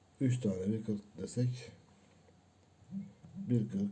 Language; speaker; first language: Turkish; native; Turkish